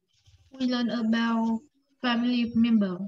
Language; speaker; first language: English; non-native, learner; Vietnamese